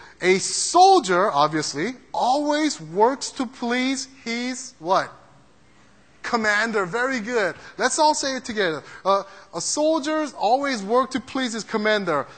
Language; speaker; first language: English; early bilingual, other home language; Korean